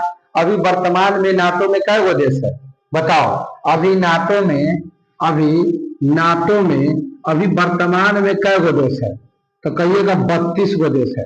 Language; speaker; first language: Hindi; non-native, local second language; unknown